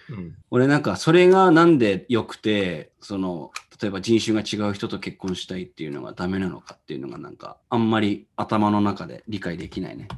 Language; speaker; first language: Japanese; native; Japanese